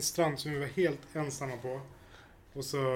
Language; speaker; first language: Swedish; native; Swedish